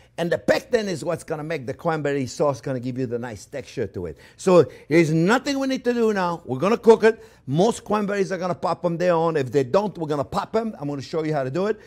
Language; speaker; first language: English; non-native, fluent; French